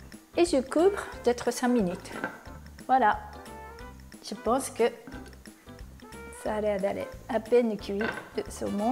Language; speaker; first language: French; non-native, fluent; Japanese